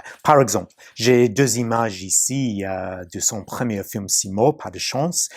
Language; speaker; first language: French; non-native, fluent; English